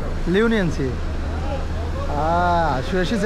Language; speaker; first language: Chinese; non-native, learner; Bangla